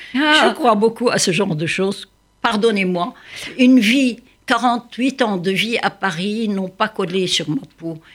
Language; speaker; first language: French; non-native, local second language; Arabic